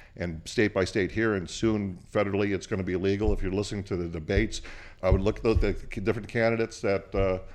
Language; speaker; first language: English; native; English